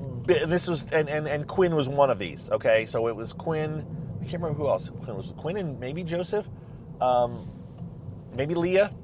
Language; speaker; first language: English; native; English